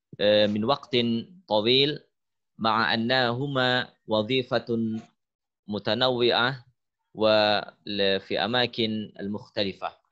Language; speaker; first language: Arabic; non-native, fluent; Indonesian